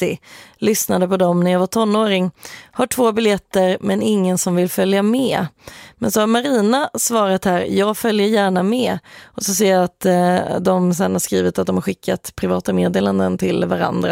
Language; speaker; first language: Swedish; native; Swedish